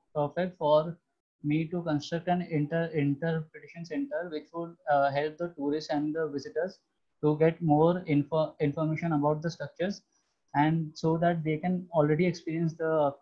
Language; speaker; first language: English; non-native, local second language; Hindi